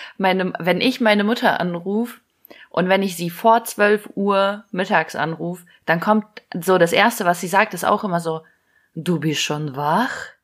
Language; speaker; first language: German; early bilingual, other home language; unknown